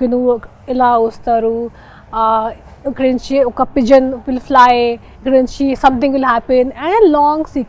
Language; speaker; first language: Telugu; non-native, fluent; Hindi